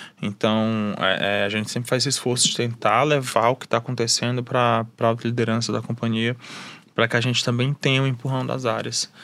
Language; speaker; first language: Portuguese; native; Portuguese